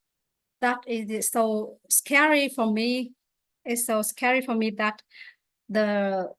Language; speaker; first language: English; non-native, learner; Vietnamese